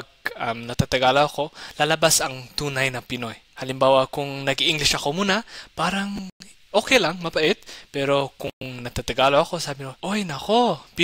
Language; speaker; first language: Filipino; non-native, fluent; Somali